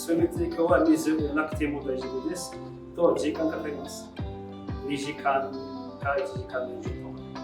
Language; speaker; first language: Japanese; non-native, learner; Arabic